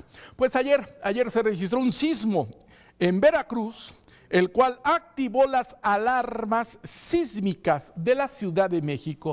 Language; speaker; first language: Spanish; native; Spanish